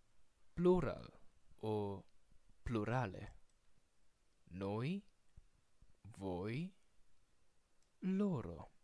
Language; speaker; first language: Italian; non-native, fluent; Filipino